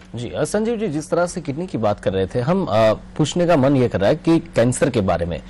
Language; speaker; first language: Hindi; non-native, local second language; Gujarati